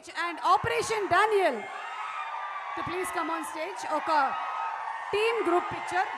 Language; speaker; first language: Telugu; native; Telugu